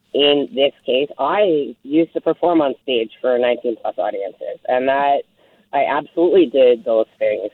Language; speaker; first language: English; native; English